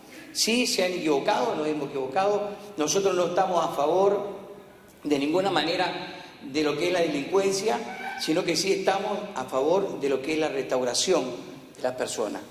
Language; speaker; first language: Spanish; native; Spanish